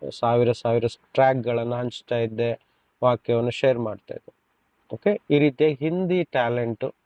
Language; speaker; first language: Kannada; non-native, local second language; Konkani